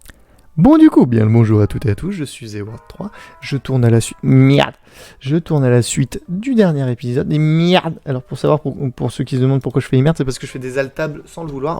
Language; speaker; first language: French; native; French